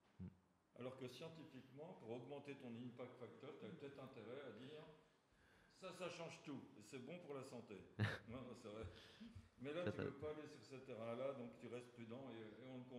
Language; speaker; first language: French; native; French